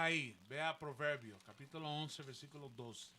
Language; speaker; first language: Portuguese; non-native, learner; Spanish